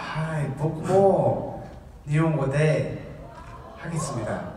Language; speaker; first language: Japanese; non-native, learner; Korean